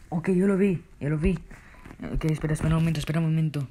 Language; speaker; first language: Spanish; early bilingual, heritage; Spanish